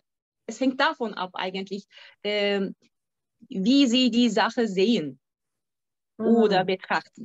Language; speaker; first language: German; non-native, fluent; Turkish